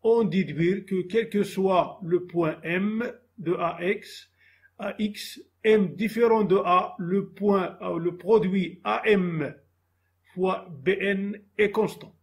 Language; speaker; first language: French; non-native, local second language; Arabic